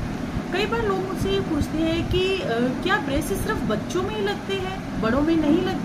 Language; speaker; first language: Hindi; native; Hindi